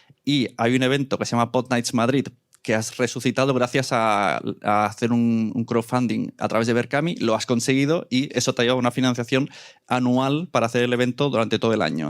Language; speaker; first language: Spanish; native; Spanish